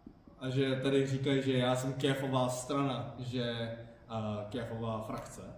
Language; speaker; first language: Czech; non-native, fluent; Korean